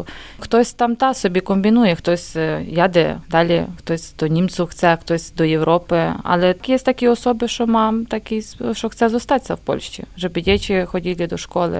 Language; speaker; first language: Polish; non-native, learner; Ukrainian